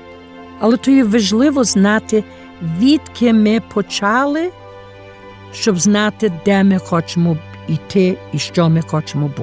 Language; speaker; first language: Ukrainian; early bilingual, heritage; Ukrainian